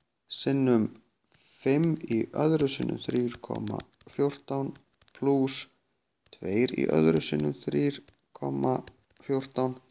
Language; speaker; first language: Icelandic; native; Icelandic